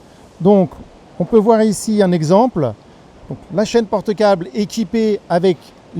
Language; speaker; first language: French; native; French